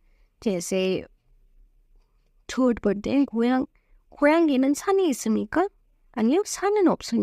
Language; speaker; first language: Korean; non-native, fluent; Hindi